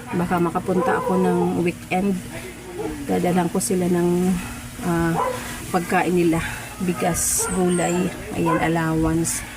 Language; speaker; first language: Filipino; non-native, local second language; Bikol